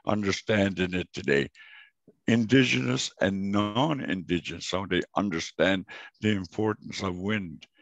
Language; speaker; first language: English; non-native, fluent; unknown